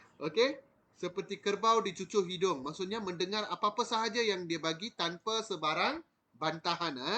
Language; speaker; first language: Malay; non-native, local second language; Tamil